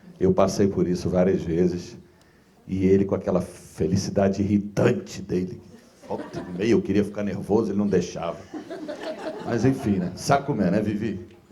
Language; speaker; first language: Portuguese; native; Portuguese